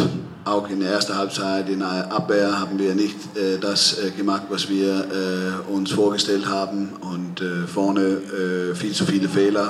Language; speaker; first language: German; non-native, fluent; Danish